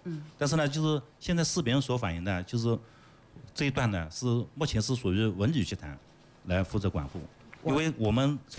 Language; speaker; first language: Chinese; native; Chinese